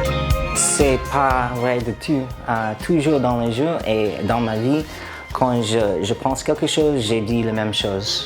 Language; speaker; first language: French; non-native, learner; English